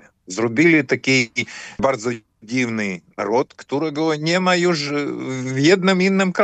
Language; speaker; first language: Polish; non-native, fluent; Ukrainian